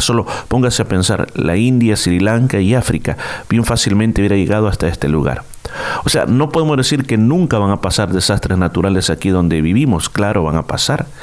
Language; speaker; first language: Spanish; native; Spanish